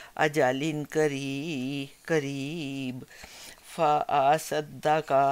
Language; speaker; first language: Arabic; non-native, learner; Hindi